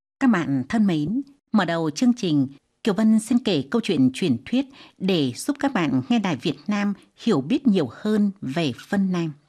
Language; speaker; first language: Vietnamese; non-native, fluent; Chinese